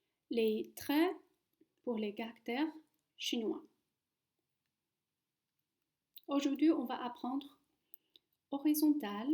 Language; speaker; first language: French; non-native, fluent; Chinese